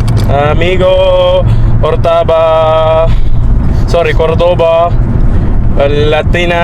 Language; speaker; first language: Spanish; non-native, learner; Malayalam